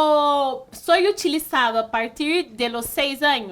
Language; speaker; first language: Spanish; non-native, fluent; Portuguese